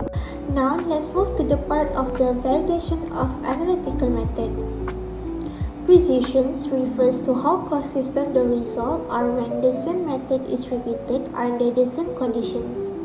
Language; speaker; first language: English; non-native, local second language; Malay